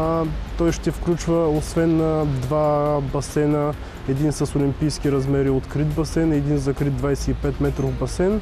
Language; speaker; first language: Bulgarian; native; Bulgarian